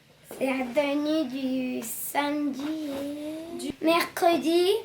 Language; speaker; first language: French; early bilingual, heritage; French